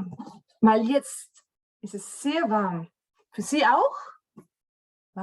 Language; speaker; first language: German; non-native, learner; Dutch